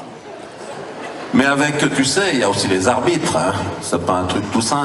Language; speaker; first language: French; native; French